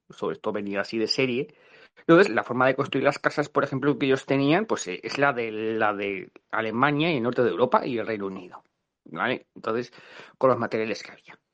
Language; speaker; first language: Spanish; native; Spanish